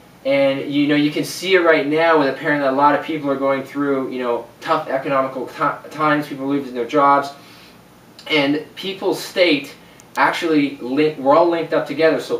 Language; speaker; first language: English; native; English